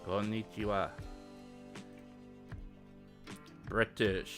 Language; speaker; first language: Japanese; non-native, learner; English